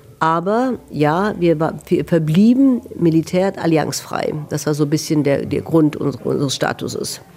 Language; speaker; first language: German; native; German